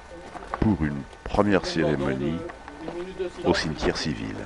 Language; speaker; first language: French; native; French